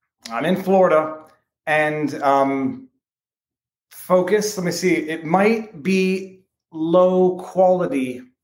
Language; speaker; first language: English; native; English